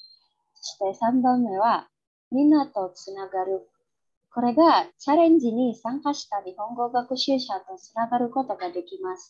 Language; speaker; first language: Japanese; non-native, fluent; Indonesian